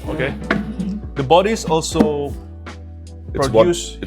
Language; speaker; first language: English; non-native, fluent; Indonesian